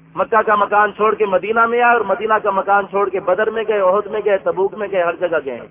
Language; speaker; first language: Urdu; non-native, local second language; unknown